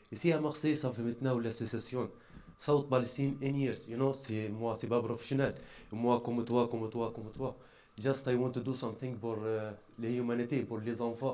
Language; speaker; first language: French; non-native, learner; Arabic